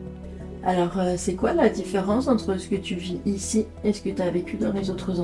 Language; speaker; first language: French; native; French